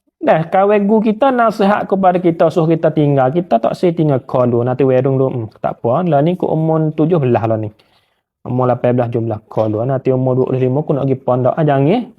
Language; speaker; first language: Malay; native; Malay